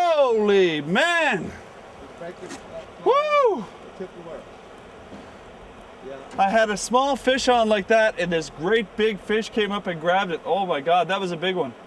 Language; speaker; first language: English; native; English